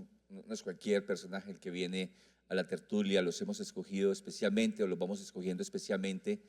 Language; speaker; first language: Spanish; native; Spanish